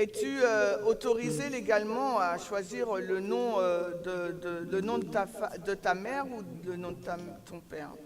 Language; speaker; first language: French; native; French